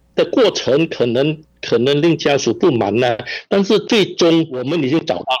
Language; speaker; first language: Chinese; non-native, local second language; Min Nan Chinese